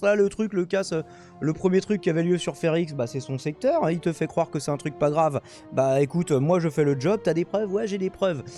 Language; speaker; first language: French; native; French